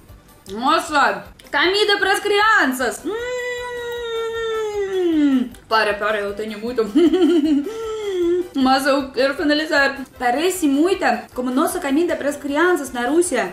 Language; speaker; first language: Portuguese; non-native, learner; Russian